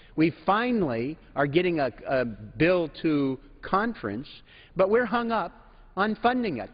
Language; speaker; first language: English; native; English